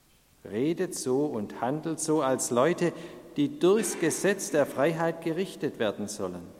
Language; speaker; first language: German; native; German